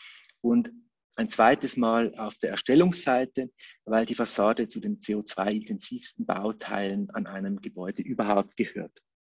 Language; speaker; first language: German; native; German